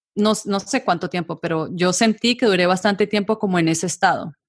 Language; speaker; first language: Spanish; native; Spanish